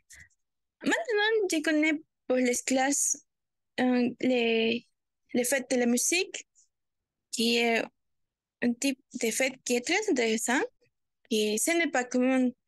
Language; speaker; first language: French; non-native, learner; Spanish